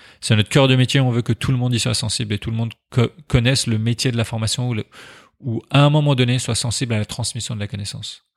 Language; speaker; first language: French; early bilingual, other home language; Persian